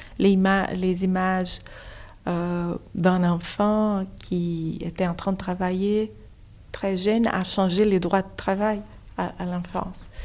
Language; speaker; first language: French; non-native, fluent; Portuguese